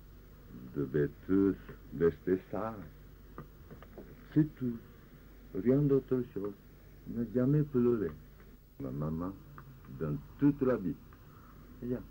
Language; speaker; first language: French; non-native, fluent; Japanese